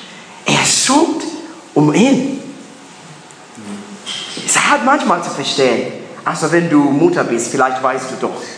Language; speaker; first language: German; non-native, learner; English